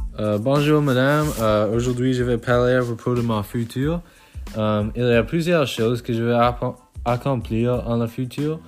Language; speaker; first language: French; non-native, local second language; English